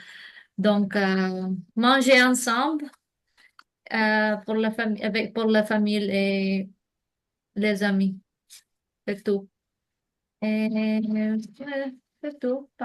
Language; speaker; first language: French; non-native, learner; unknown